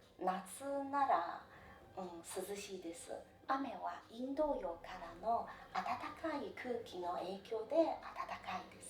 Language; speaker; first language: Japanese; non-native, fluent; Chinese